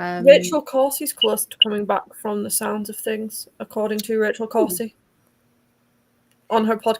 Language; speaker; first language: English; native; English